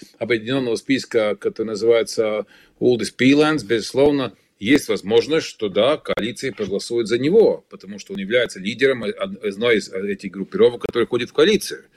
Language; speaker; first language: Russian; non-native, local second language; Latvian